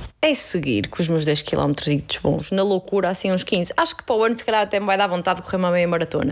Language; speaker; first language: Portuguese; native; Portuguese